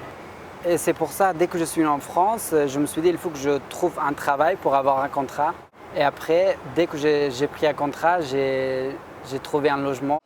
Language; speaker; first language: French; non-native, fluent; Persian